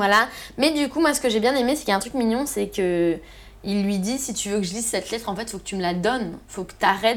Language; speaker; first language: French; native; French